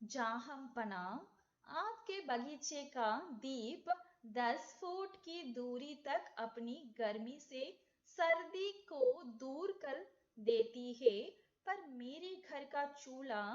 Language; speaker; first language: Hindi; non-native, local second language; Tamil